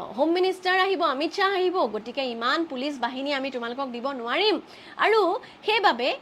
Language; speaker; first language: Assamese; native; Assamese